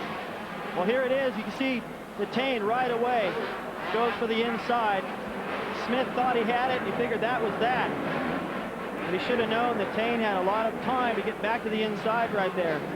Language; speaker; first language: English; native; English